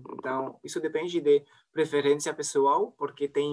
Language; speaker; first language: Portuguese; non-native, fluent; French